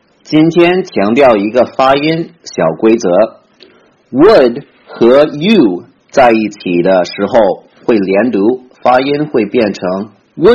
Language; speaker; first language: Chinese; non-native, fluent; English